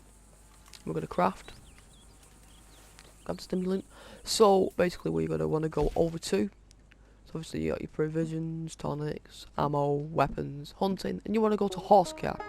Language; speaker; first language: English; native; English